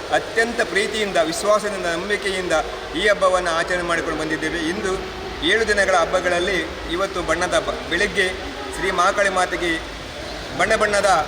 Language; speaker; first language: Kannada; non-native, local second language; Konkani